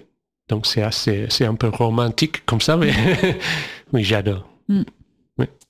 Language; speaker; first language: French; non-native, fluent; English